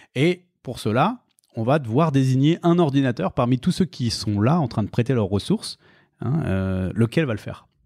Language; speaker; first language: French; native; French